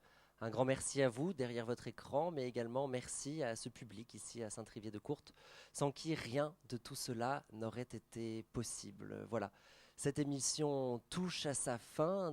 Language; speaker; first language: French; native; French